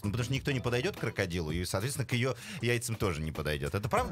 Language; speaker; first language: Russian; native; Russian